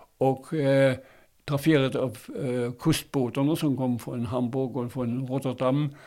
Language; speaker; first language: Swedish; non-native, fluent; German